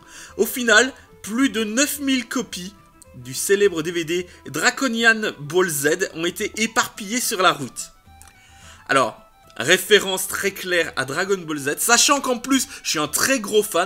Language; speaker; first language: French; native; French